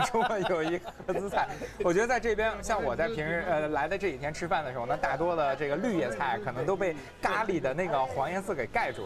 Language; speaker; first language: Chinese; native; Chinese